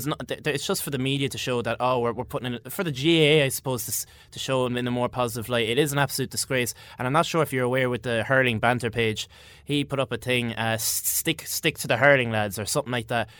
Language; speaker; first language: English; native; English